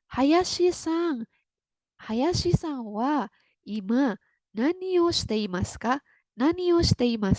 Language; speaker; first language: Japanese; non-native, fluent; Indonesian